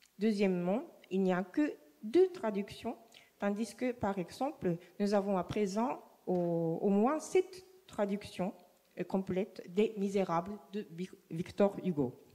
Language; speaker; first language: French; non-native, fluent; Japanese